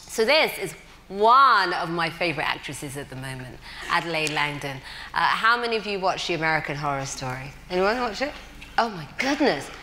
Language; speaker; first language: English; native; English